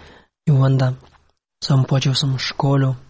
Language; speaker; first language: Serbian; non-native, learner; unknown